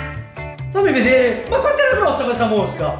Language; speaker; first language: Italian; native; Italian